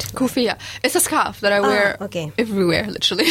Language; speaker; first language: English; early bilingual, other home language; Arabic